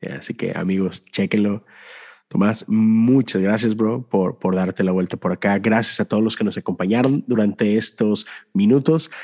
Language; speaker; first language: Spanish; native; Spanish